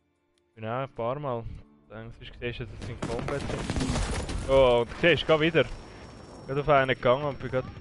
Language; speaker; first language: German; native; German